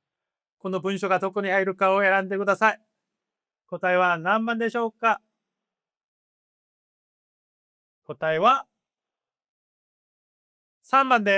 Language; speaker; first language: Japanese; non-native, fluent; Korean